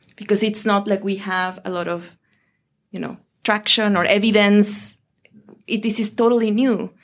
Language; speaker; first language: English; non-native, fluent; Spanish